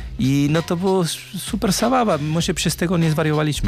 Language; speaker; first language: Polish; non-native, learner; Spanish